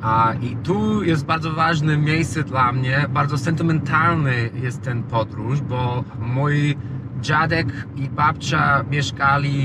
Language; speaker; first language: Polish; non-native, learner; English